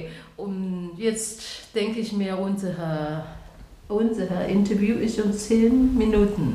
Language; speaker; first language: German; non-native, learner; Chinese